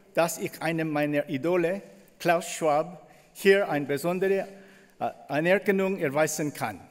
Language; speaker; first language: German; non-native, learner; Korean